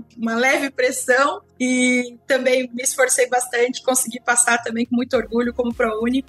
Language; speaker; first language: Portuguese; native; Portuguese